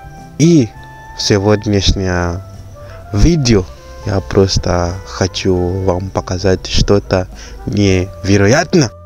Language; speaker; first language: Russian; non-native, fluent; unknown